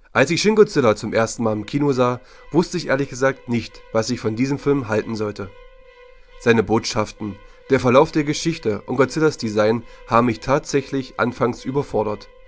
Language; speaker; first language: German; native; German